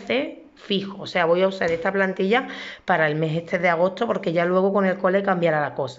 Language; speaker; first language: Spanish; native; Spanish